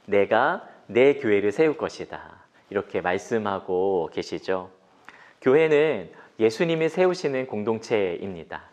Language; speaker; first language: Korean; native; Korean